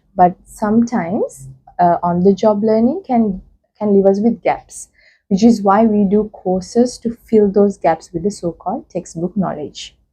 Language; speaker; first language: English; non-native, local second language; Sinhala